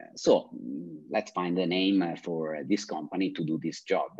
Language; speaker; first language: English; non-native, fluent; Italian